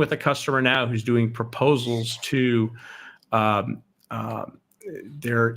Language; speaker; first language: English; native; English